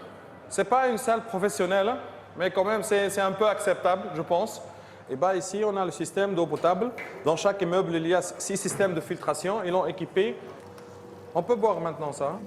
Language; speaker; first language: French; non-native, local second language; Arabic